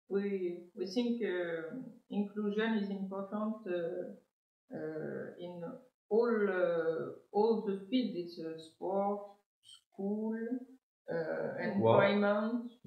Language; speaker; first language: English; non-native, learner; French